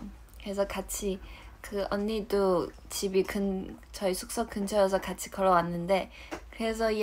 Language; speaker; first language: Korean; non-native, fluent; Chinese